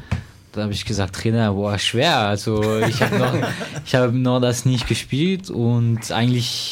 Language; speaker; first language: German; non-native, fluent; French